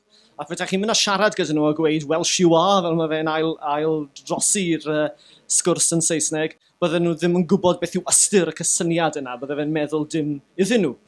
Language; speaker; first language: Welsh; native; Welsh